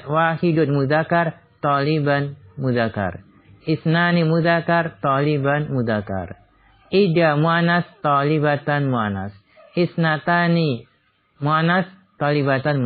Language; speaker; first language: Arabic; non-native, fluent; Indonesian